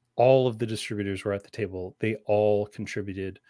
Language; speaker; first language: English; native; English